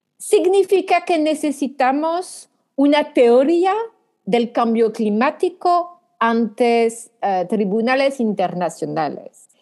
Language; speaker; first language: Spanish; non-native, fluent; French